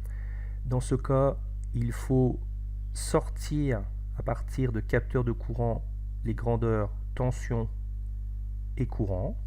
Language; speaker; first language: French; native; French